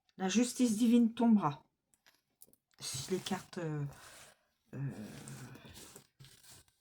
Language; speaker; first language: French; native; French